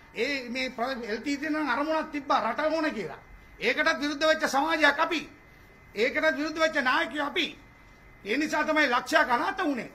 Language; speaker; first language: Sinhala; non-native, local second language; Tamil